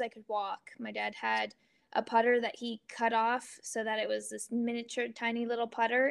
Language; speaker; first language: English; native; English